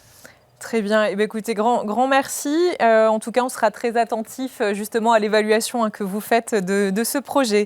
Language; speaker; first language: French; native; French